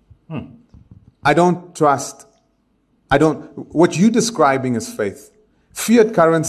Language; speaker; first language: English; native; English